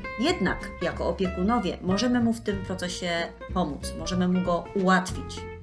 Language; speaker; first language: Polish; native; Polish